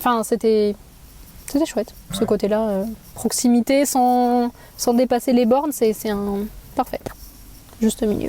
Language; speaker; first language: French; native; French